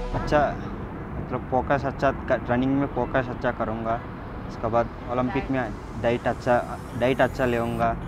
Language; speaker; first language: Hindi; non-native, local second language; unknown